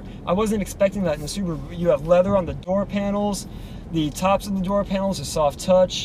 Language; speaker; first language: English; native; English